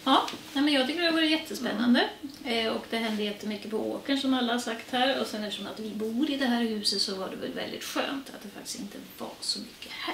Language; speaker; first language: Swedish; native; Swedish